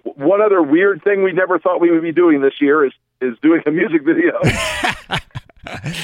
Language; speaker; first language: English; native; English